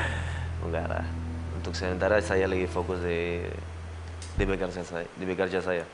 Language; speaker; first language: Indonesian; non-native, learner; Spanish